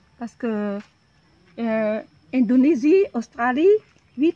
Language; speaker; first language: French; non-native, local second language; Javanese